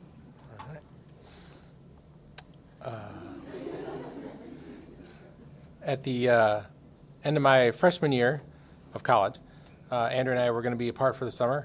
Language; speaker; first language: English; native; English